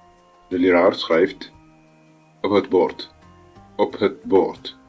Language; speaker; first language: Dutch; non-native, learner; Tigrinya